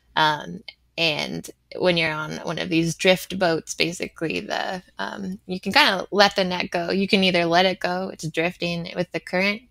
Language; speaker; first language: English; native; English